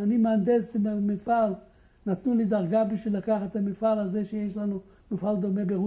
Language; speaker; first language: Hebrew; non-native, fluent; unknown